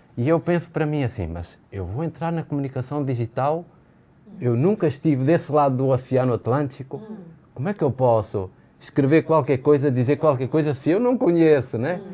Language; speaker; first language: Portuguese; native; Portuguese